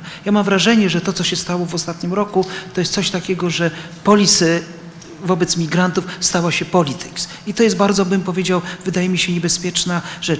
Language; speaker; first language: Polish; native; Polish